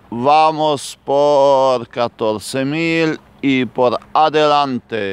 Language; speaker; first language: Spanish; non-native, fluent; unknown